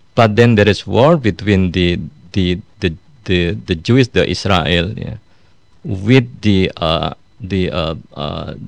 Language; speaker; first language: English; non-native, fluent; Indonesian